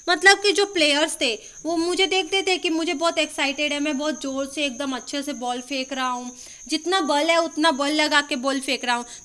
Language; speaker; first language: Hindi; non-native, local second language; Marathi